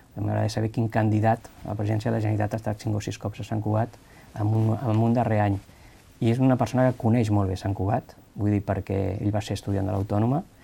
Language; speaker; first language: Catalan; native; Catalan